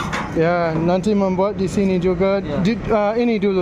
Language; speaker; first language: Indonesian; non-native, learner; English